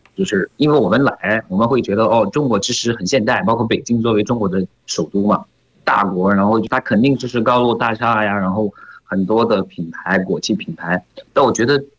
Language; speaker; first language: Chinese; non-native, fluent; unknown